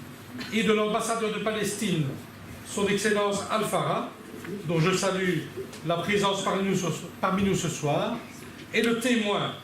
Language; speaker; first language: French; native; French